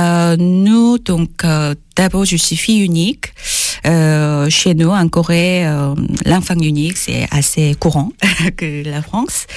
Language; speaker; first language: French; non-native, fluent; Korean